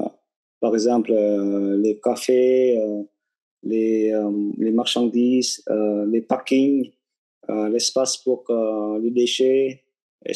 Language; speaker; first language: French; non-native, fluent; Vietnamese